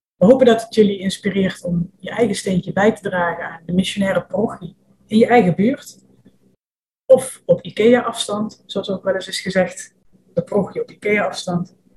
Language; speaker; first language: Dutch; native; Dutch